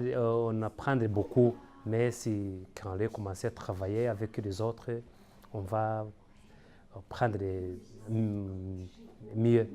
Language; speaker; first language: French; non-native, learner; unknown